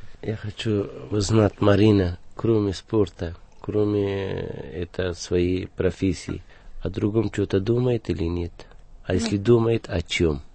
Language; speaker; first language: Russian; non-native, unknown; Persian